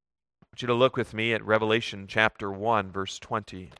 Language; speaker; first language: English; native; English